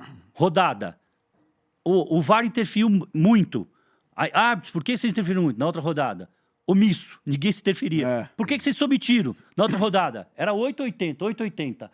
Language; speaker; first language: Portuguese; native; Portuguese